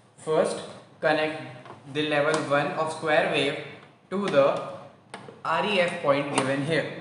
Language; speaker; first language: English; non-native, local second language; Hindi